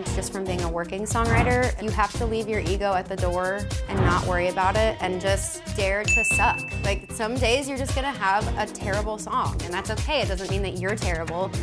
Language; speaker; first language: English; native; English